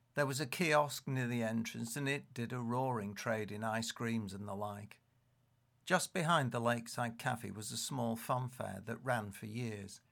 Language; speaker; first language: English; native; English